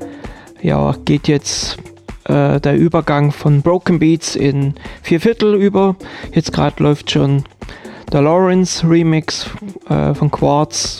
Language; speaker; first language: German; native; German